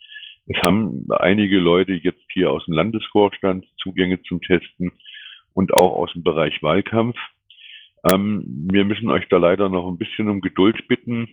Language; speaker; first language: German; native; German